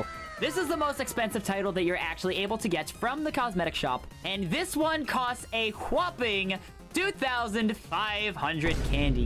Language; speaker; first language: English; native; English